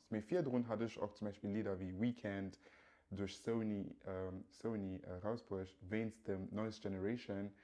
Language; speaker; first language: German; early bilingual, other home language; Yoruba